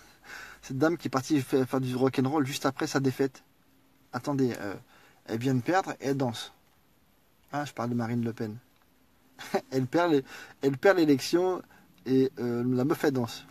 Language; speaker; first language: French; native; French